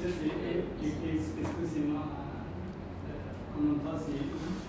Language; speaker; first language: French; non-native, learner; Khmer